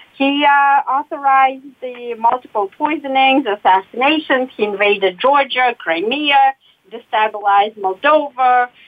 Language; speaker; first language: English; non-native, fluent; Russian